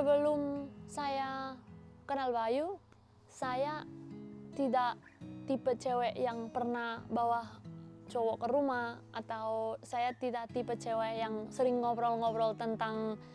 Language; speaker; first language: Indonesian; non-native, fluent; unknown